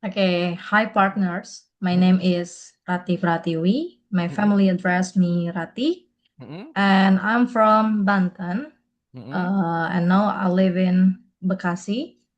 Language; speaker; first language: English; non-native, learner; Indonesian